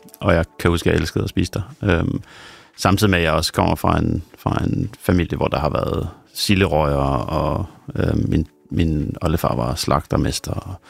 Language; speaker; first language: Danish; native; Danish